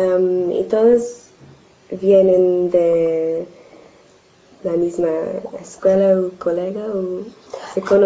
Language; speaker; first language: Spanish; non-native, learner; English